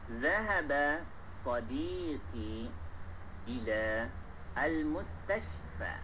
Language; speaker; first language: Arabic; non-native, fluent; Malay